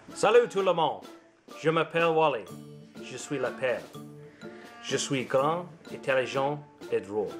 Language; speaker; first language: French; non-native, learner; English